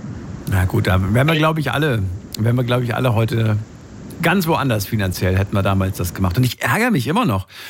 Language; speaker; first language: German; native; German